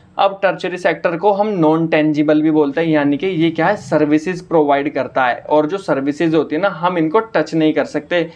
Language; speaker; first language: Hindi; native; Hindi